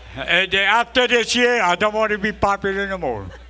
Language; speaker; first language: English; early bilingual, other home language; French